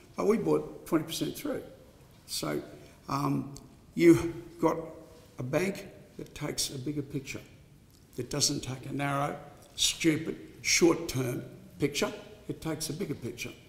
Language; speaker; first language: English; native; English